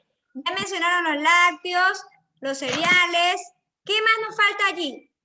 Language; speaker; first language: Spanish; native; Spanish